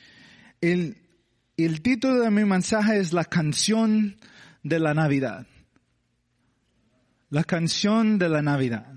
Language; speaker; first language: Spanish; non-native, learner; English